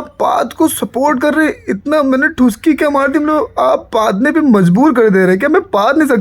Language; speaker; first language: Hindi; native; Hindi